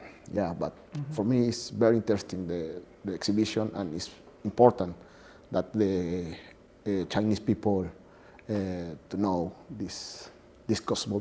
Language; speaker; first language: English; non-native, learner; Spanish